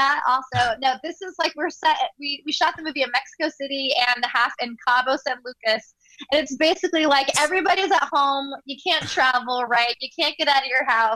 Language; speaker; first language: English; native; English